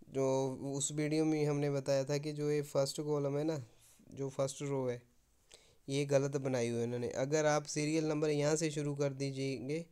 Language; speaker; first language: Hindi; non-native, local second language; Punjabi